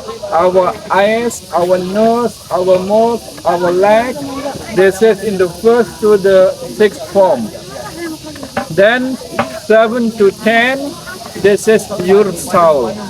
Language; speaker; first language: English; non-native, learner; Indonesian